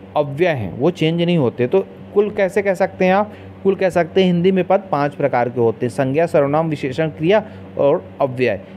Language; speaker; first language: Hindi; native; Hindi